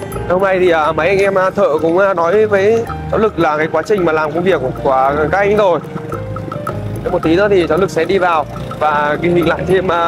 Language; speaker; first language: Vietnamese; native; Vietnamese